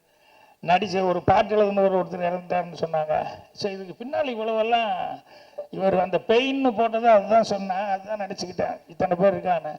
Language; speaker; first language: Tamil; native; Tamil